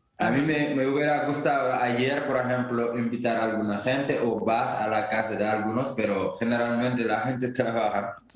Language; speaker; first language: Spanish; non-native, fluent; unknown